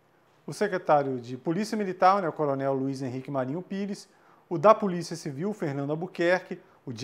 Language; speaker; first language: Portuguese; native; Portuguese